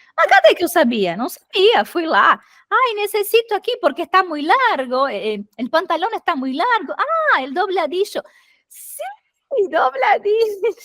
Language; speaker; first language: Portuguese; native; Portuguese